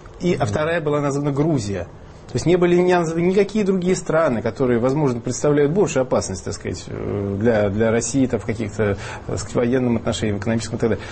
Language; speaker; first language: Russian; native; Russian